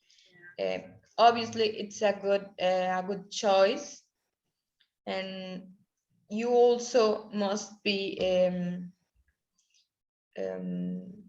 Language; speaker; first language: English; non-native, learner; Spanish